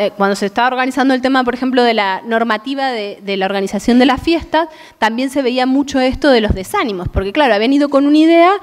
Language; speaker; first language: Spanish; native; Spanish